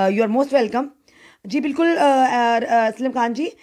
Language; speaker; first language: Hindi; native; Hindi